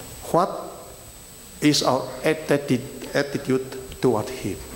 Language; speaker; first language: English; non-native, fluent; Indonesian